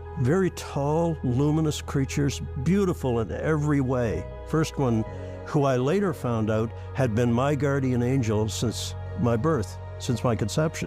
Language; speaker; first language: English; native; English